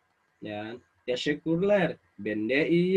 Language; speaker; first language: Turkish; non-native, fluent; Indonesian